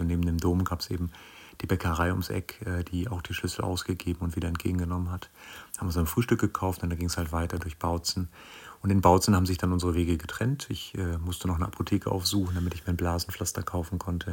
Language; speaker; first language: German; native; German